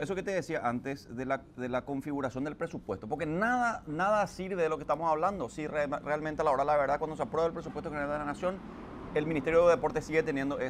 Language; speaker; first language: Spanish; native; Spanish